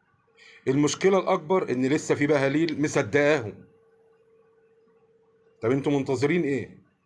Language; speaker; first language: Arabic; native; Arabic